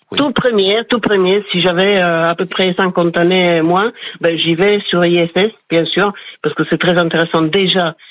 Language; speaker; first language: French; non-native, fluent; Slovak